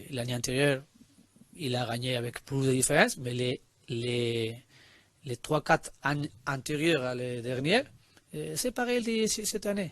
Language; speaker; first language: French; non-native, learner; Spanish